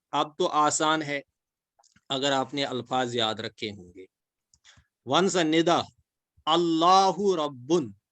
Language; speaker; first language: Urdu; non-native, local second language; Kashmiri